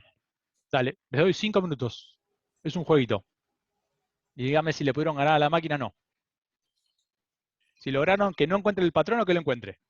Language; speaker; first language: Spanish; native; Spanish